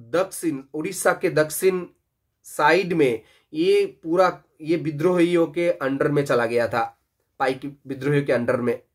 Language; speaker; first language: Hindi; non-native, local second language; Bangla